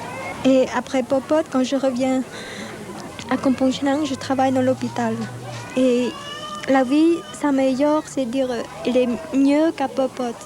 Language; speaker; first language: French; non-native, fluent; Khmer